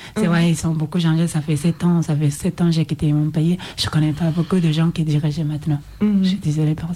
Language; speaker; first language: French; non-native, learner; Oromo